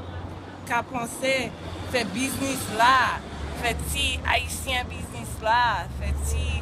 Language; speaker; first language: Haitian Creole; early bilingual, heritage; English